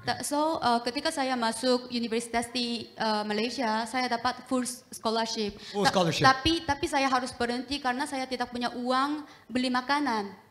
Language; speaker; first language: Indonesian; non-native, fluent; Korean